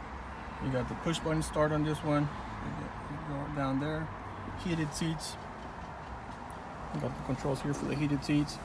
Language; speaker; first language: English; native; English